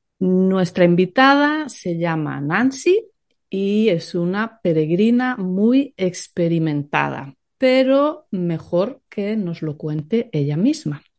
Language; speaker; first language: Spanish; native; Spanish